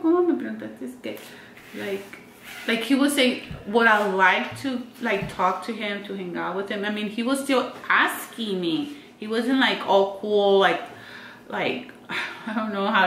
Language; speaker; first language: English; native; English